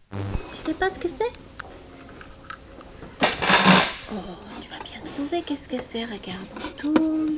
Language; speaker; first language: French; native; French